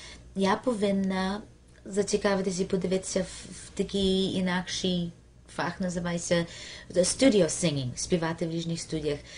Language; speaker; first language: Ukrainian; early bilingual, heritage; Ukrainian